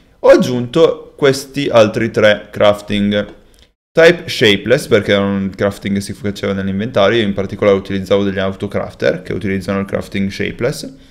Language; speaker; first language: Italian; native; Italian